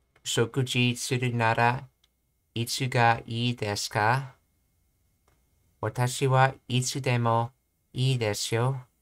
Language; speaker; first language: Japanese; non-native, learner; English